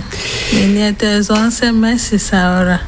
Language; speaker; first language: Spanish; non-native, learner; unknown